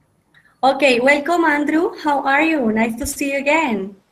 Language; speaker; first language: English; non-native, fluent; Spanish